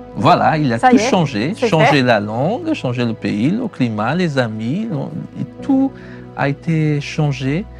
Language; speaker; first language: French; non-native, fluent; Portuguese